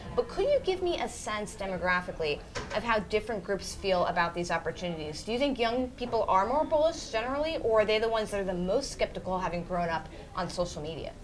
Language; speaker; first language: English; native; English